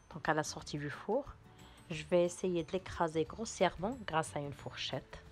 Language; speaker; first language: French; non-native, local second language; Arabic